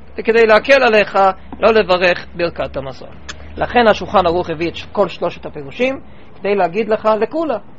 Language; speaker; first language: Hebrew; non-native, fluent; English